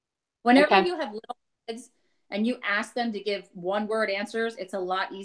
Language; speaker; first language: English; native; English